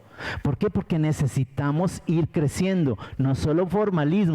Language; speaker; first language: Spanish; native; Spanish